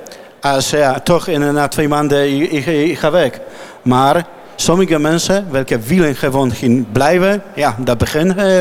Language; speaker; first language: Dutch; non-native, learner; Polish